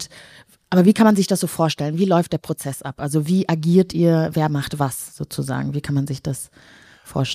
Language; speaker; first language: German; native; German